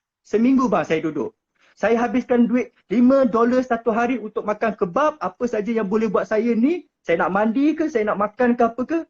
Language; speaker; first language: Malay; native; Malay